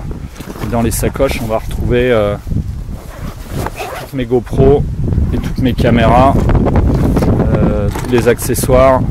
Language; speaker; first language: French; native; French